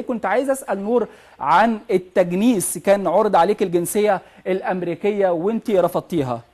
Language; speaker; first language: Arabic; native; Arabic